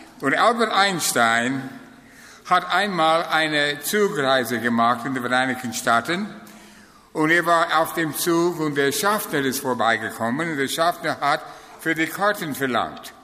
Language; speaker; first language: German; non-native, fluent; English